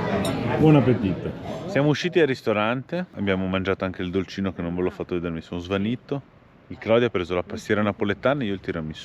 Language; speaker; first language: Italian; native; Italian